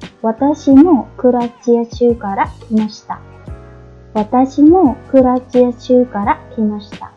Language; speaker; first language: Japanese; non-native, fluent; Khmer